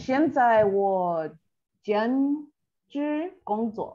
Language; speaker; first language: Chinese; non-native, learner; English